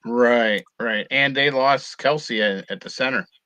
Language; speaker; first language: English; native; English